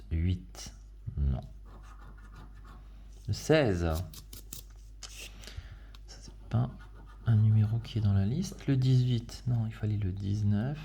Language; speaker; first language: French; native; French